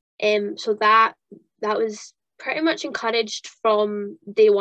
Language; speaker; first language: English; native; English